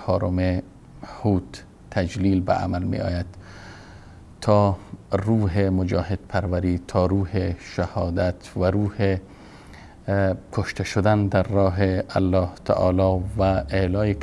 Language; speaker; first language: Persian; native; Persian